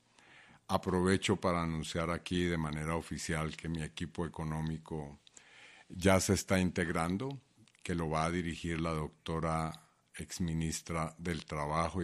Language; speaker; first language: Spanish; native; Spanish